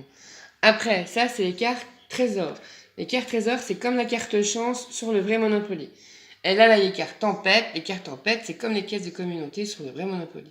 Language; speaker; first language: French; native; French